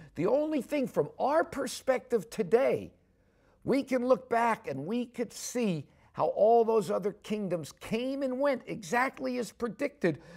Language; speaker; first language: English; native; English